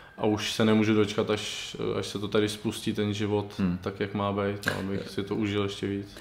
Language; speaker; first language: Czech; native; Czech